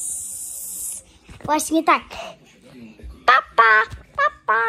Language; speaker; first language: Polish; early bilingual, heritage; Polish